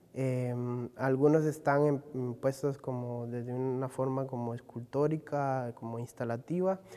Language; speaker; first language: Spanish; native; Spanish